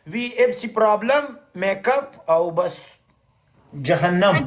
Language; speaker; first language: English; non-native, learner; Pashto